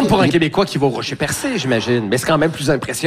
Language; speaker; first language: French; native; French